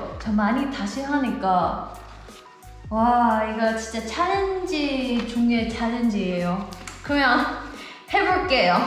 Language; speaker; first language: Korean; non-native, learner; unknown